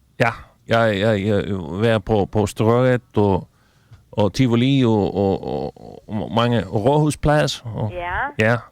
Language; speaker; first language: Danish; non-native, learner; Icelandic